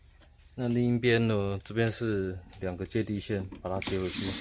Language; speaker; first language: Chinese; native; Chinese